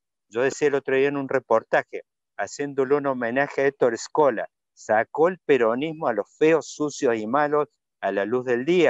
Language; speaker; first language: Spanish; native; Spanish